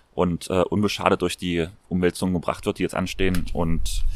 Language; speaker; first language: German; native; German